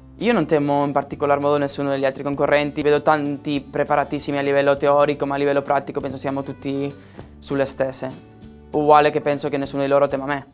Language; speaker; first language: Italian; non-native, fluent; Spanish